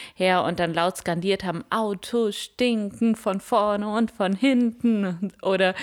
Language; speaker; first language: German; native; German